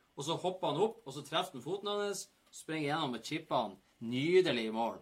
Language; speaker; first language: Norwegian; native; Norwegian